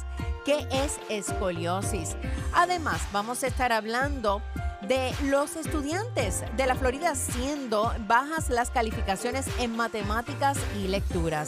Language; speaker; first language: Spanish; native; Spanish